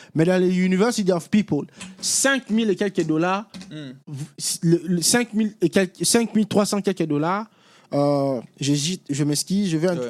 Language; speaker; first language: French; non-native, local second language; Lingala